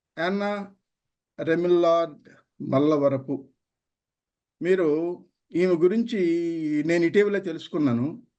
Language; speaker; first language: Telugu; native; Telugu